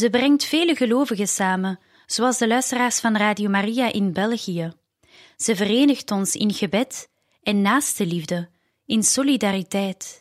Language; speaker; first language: Dutch; native; Dutch